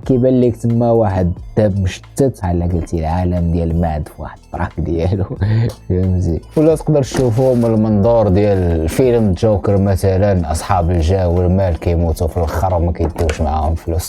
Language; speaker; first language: Arabic; native; Arabic